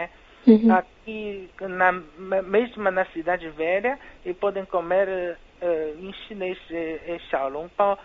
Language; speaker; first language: Portuguese; non-native, fluent; Chinese